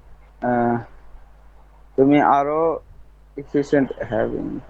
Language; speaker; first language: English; non-native, learner; Bangla